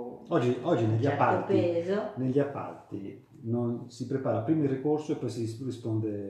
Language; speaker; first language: Italian; native; Italian